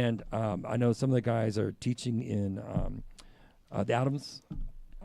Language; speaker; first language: English; native; English